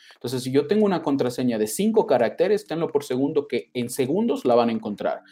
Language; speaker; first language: Spanish; native; Spanish